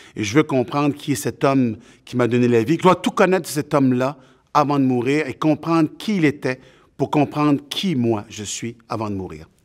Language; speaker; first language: French; native; French